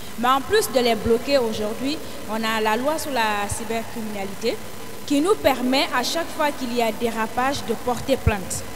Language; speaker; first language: French; non-native, local second language; Fula